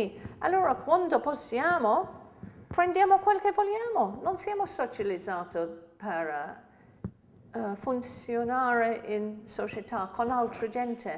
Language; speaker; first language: Italian; non-native, fluent; English